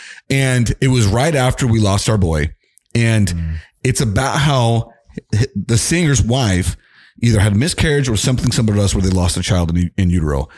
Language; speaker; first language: English; native; English